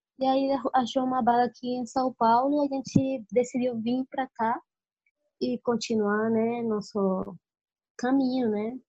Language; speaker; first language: Portuguese; non-native, fluent; Spanish